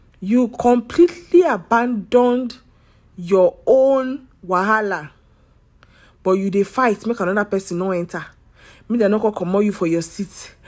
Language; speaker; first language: Nigerian Pidgin; non-native, local second language; Yoruba